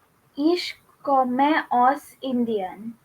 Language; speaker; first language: German; non-native, learner; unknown